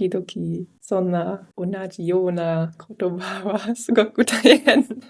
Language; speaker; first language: Japanese; non-native, learner; German